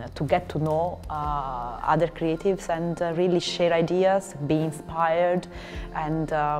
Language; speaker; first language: English; non-native, fluent; Italian